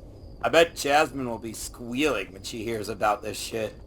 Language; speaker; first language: English; native; English